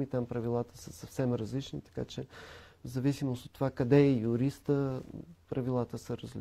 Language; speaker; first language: Bulgarian; native; Bulgarian